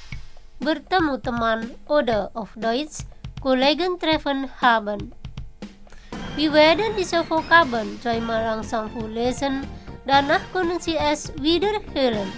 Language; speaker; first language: German; non-native, fluent; Indonesian